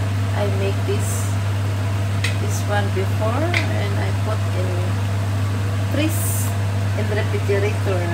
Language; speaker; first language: English; non-native, learner; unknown